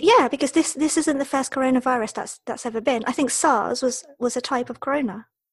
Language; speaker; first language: English; early bilingual, other home language; Japanese